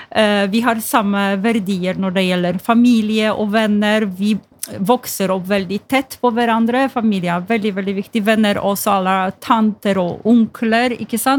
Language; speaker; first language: Norwegian; non-native, fluent; Polish